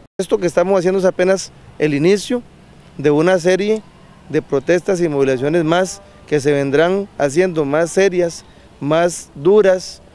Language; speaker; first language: Spanish; native; Spanish